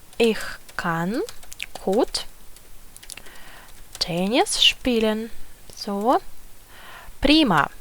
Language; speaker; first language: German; non-native, fluent; Ukrainian